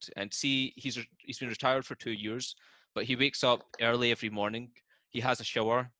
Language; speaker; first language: English; native; English